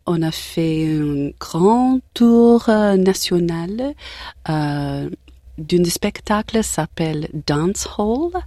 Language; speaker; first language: French; non-native, learner; English